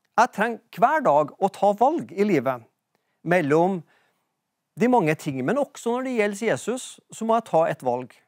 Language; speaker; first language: Norwegian; native; Norwegian